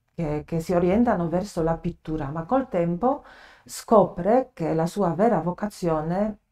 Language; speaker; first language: Italian; non-native, fluent; Polish